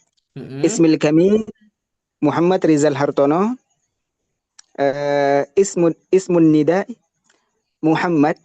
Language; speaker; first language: Arabic; non-native, learner; Indonesian